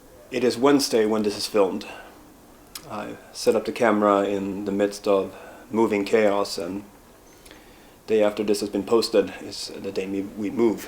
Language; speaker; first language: English; non-native, fluent; Swedish